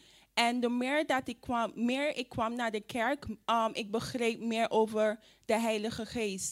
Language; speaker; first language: Dutch; non-native, fluent; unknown